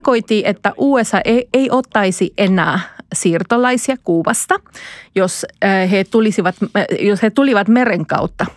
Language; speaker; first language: Finnish; non-native, fluent; Spanish